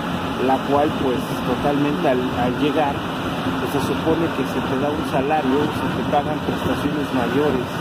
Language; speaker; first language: Spanish; native; Spanish